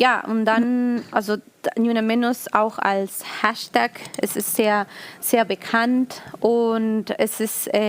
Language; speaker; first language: German; non-native, learner; Spanish